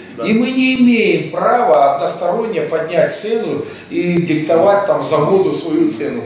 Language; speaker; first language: Russian; native; Russian